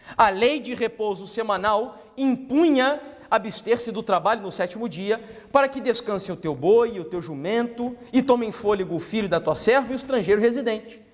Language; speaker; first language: Portuguese; native; Portuguese